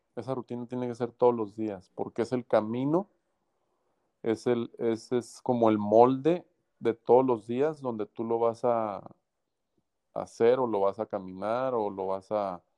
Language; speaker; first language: Spanish; native; Spanish